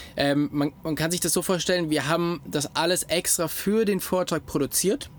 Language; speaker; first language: German; native; German